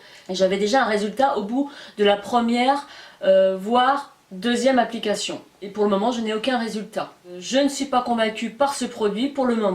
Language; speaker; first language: French; native; French